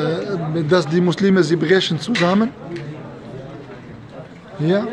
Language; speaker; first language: German; non-native, learner; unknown